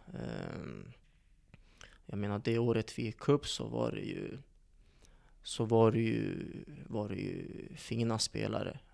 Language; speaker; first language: Swedish; early bilingual, other home language; Bosnian